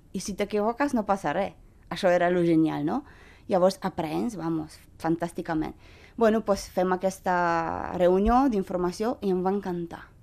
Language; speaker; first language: Catalan; non-native, fluent; Romanian